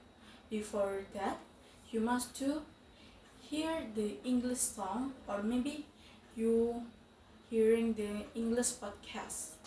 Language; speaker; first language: English; non-native, fluent; Indonesian